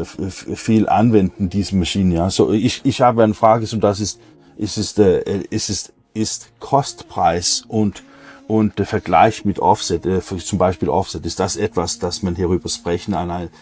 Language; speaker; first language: German; non-native, learner; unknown